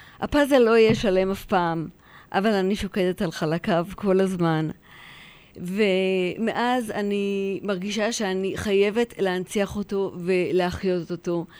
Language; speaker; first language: Hebrew; early bilingual, other home language; Polish